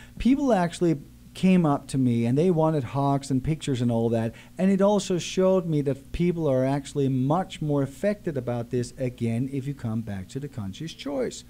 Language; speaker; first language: English; non-native, fluent; Danish